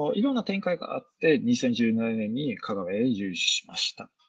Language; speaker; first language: Japanese; non-native, fluent; Swedish